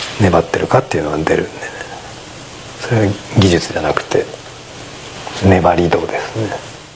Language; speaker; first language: Japanese; native; Japanese